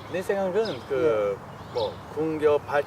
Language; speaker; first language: Korean; non-native, learner; English